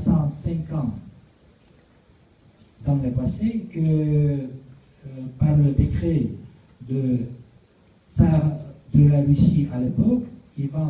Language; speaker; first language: French; non-native, fluent; Russian